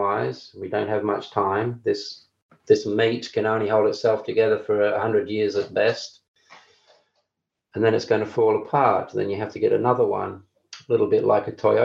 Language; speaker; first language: English; native; English